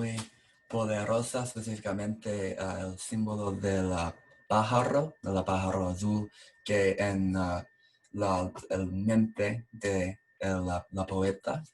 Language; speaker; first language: Spanish; non-native, learner; English